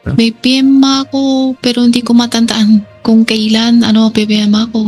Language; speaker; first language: Filipino; non-native, learner; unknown